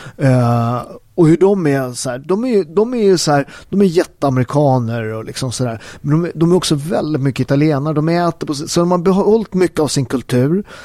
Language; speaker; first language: Swedish; early bilingual, other home language; Italian